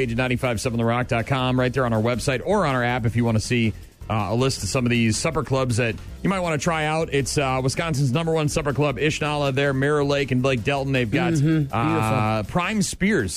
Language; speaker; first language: English; native; English